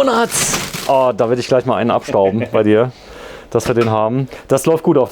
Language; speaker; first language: German; native; German